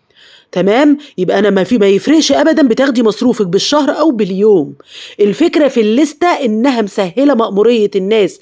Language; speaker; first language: Arabic; native; Arabic